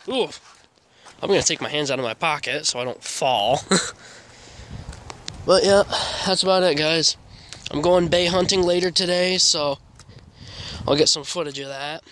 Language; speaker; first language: English; native; English